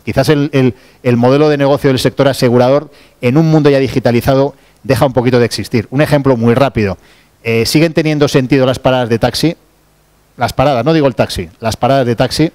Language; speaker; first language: Spanish; native; Spanish